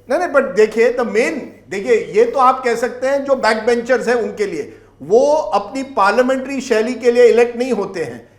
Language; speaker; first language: Hindi; non-native, local second language; Marathi